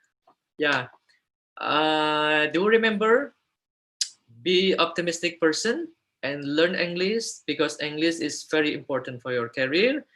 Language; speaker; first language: English; non-native, fluent; Indonesian